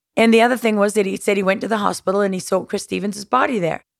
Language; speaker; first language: English; native; English